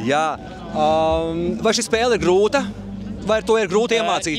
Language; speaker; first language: Latvian; native; Latvian